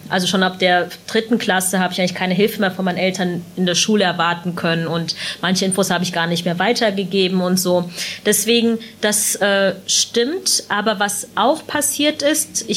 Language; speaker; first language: German; early bilingual, other home language; Punjabi